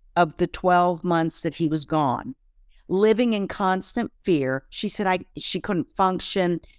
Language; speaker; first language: English; native; English